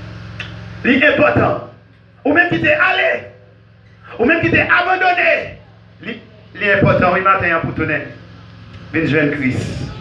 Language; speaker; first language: French; non-native, local second language; Haitian Creole